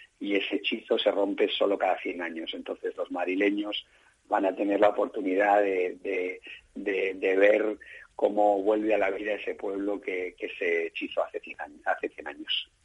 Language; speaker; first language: Spanish; native; Spanish